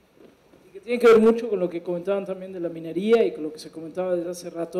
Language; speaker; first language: Spanish; native; Spanish